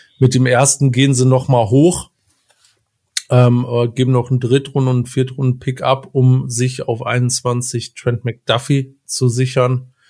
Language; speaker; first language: German; native; German